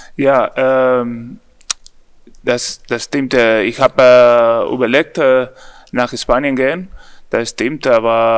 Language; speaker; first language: German; non-native, learner; Spanish